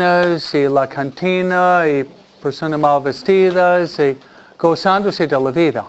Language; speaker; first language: Spanish; non-native, fluent; English